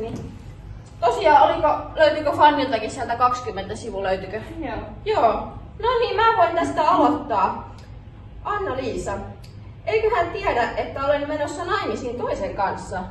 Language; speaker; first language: Finnish; native; Finnish